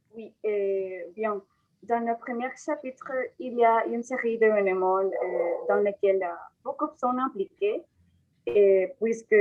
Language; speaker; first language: French; non-native, learner; Spanish